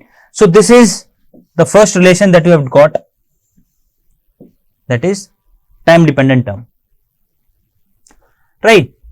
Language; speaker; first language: English; non-native, local second language; Hindi